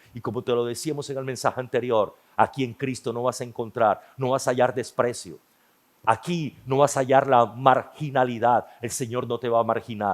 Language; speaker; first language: Spanish; native; Spanish